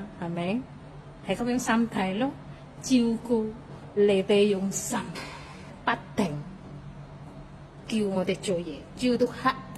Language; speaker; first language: Cantonese; non-native, fluent; Indonesian